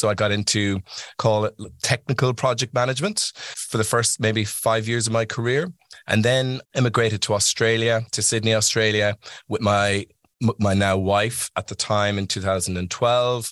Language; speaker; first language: English; native; English